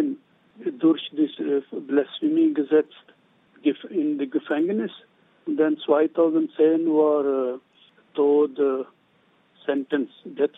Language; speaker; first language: German; non-native, learner; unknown